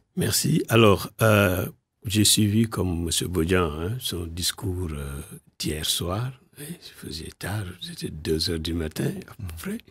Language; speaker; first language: French; non-native, local second language; Wolof